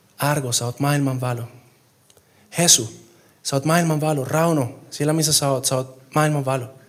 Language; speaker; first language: Finnish; non-native, fluent; Spanish